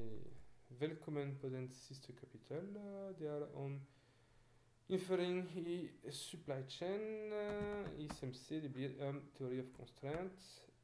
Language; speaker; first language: Swedish; non-native, learner; French